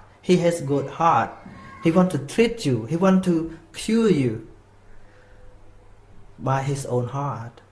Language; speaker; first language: English; non-native, fluent; Khmer